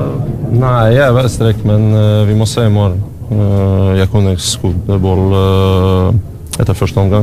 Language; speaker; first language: Norwegian; non-native, learner; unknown